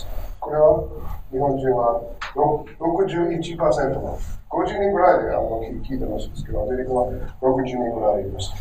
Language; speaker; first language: Japanese; non-native, learner; English